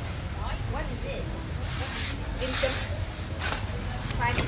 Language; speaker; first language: English; non-native, local second language; Vietnamese